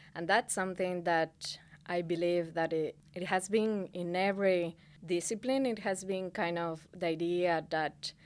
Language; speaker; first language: English; non-native, fluent; Spanish